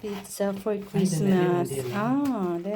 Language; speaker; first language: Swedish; non-native, learner; Filipino